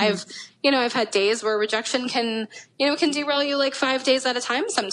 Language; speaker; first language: English; native; English